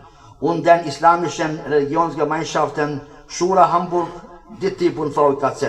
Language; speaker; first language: German; non-native, learner; Albanian